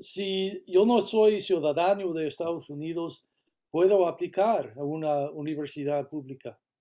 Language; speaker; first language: Spanish; early bilingual, heritage; Spanish